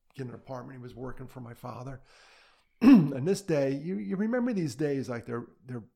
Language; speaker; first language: English; native; English